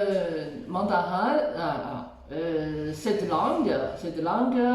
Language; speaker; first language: French; non-native, fluent; Chinese